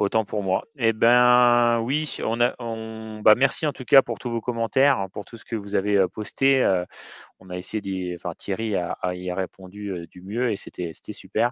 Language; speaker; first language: French; native; French